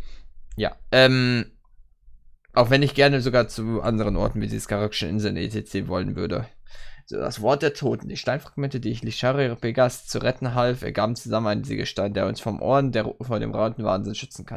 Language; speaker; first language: German; native; German